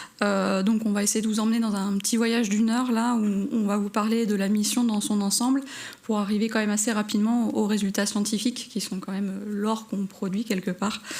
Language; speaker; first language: French; native; French